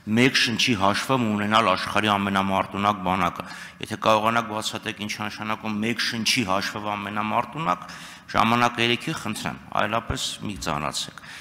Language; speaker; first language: Armenian; native; Armenian